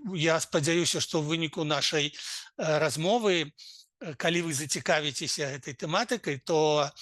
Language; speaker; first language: Belarusian; non-native, local second language; Russian